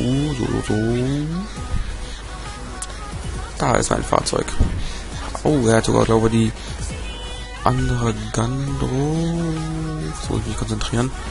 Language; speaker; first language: German; native; German